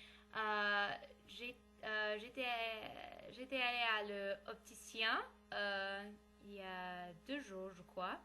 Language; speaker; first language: French; non-native, learner; English